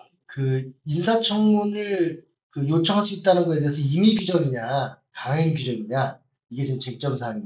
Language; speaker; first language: Korean; native; Korean